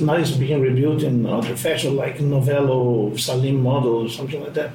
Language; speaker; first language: English; non-native, fluent; Portuguese